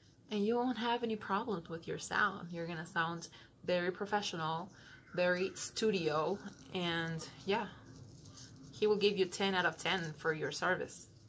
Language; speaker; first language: English; non-native, fluent; Spanish